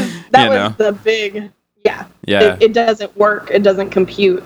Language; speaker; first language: English; native; English